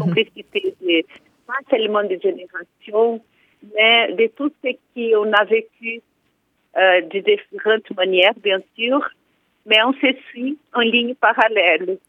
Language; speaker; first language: French; non-native, fluent; Portuguese